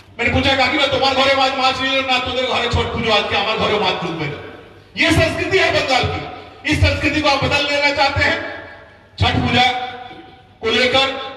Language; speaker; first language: Hindi; native; Hindi